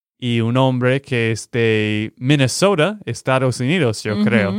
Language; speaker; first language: Spanish; non-native, fluent; English